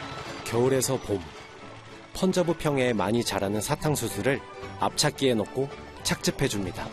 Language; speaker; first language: Korean; native; Korean